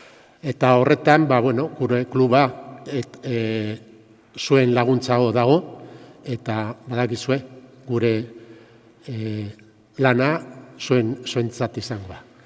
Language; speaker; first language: Basque; non-native, local second language; Spanish